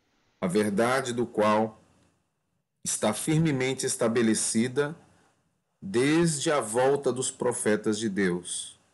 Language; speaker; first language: Portuguese; native; Portuguese